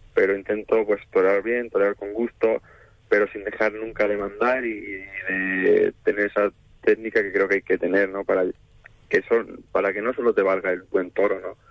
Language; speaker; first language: Spanish; native; Spanish